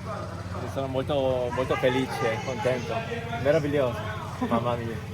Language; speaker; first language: Italian; non-native, learner; Korean